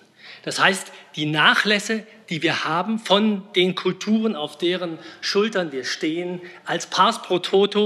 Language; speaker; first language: German; native; German